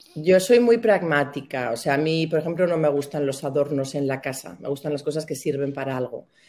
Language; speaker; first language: Spanish; native; Spanish